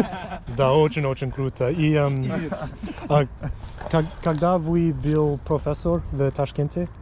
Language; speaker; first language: Russian; non-native, learner; English